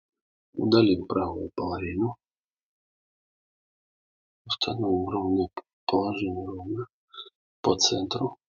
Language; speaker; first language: Russian; native; Russian